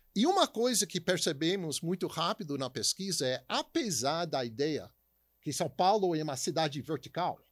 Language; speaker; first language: Portuguese; non-native, fluent; English